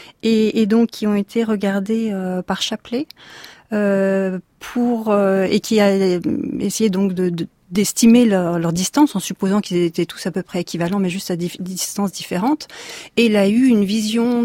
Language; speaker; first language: French; native; French